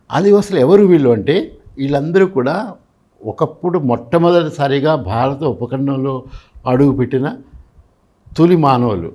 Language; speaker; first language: Telugu; native; Telugu